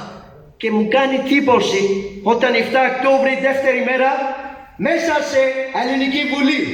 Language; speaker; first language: Greek; non-native, fluent; Urdu